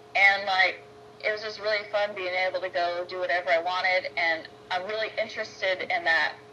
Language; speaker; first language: English; native; English